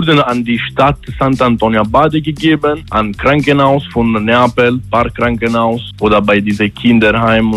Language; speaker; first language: German; non-native, learner; Italian